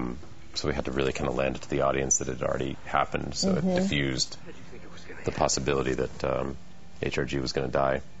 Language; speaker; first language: English; native; English